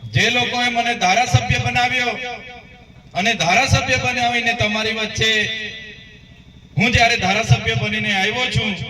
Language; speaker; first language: Gujarati; non-native, local second language; Vasavi